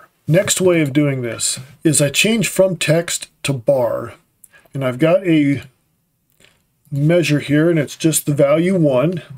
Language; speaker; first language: English; native; English